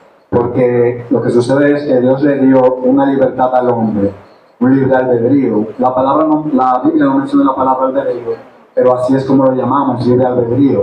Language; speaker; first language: Spanish; native; Spanish